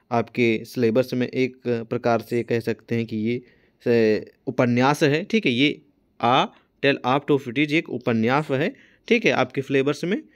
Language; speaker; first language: Hindi; native; Hindi